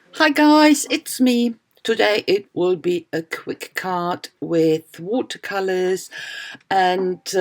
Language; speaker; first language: English; non-native, fluent; German